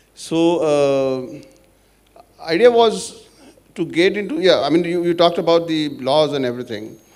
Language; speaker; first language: English; non-native, local second language; Marathi